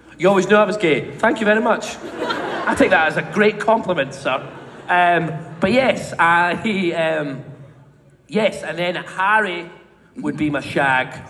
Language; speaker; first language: English; native; English